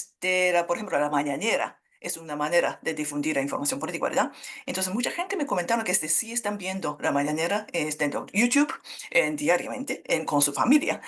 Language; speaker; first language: Spanish; non-native, fluent; Japanese